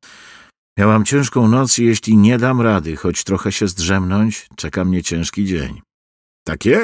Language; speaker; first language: Polish; native; Polish